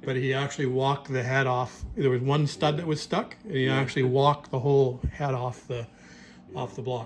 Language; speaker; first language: English; native; English